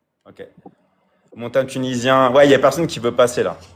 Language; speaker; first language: French; native; French